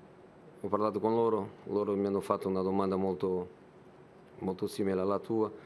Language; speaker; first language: Italian; non-native, fluent; Portuguese